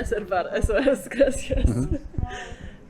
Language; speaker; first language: Spanish; non-native, fluent; Polish